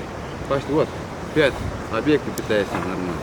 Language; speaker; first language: Russian; non-native, local second language; Kyrgyz